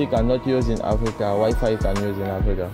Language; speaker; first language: English; non-native, learner; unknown